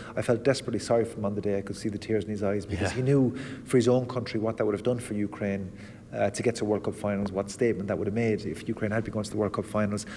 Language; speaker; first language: English; native; English